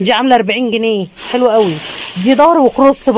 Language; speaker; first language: Arabic; native; Arabic